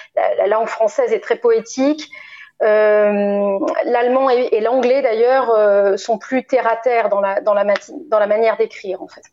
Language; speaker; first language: French; native; French